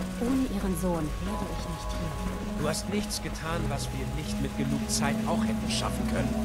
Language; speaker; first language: German; non-native, fluent; Polish